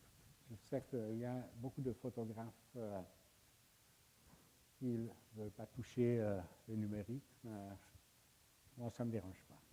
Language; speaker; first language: French; non-native, fluent; Hungarian